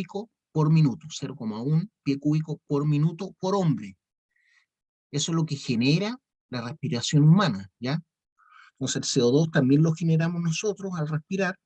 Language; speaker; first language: Spanish; native; Spanish